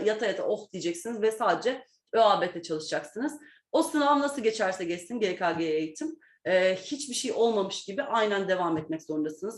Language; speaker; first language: Turkish; native; Turkish